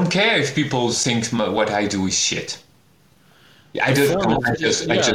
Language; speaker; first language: English; non-native, fluent; French